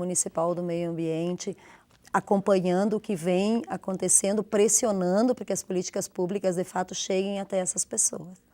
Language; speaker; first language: Portuguese; native; Portuguese